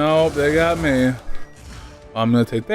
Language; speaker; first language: English; native; English